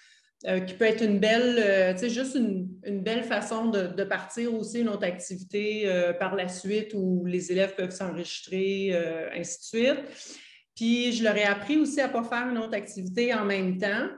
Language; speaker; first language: French; native; French